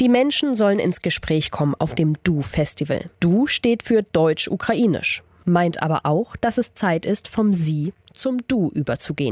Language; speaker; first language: German; native; German